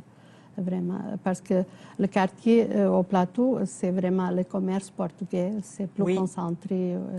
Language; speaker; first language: French; non-native, fluent; Portuguese